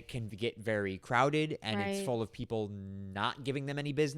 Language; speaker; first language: English; native; English